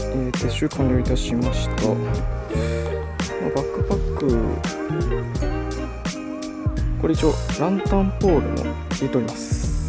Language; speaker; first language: Japanese; native; Japanese